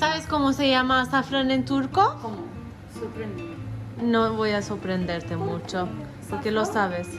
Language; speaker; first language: Spanish; non-native, fluent; Turkish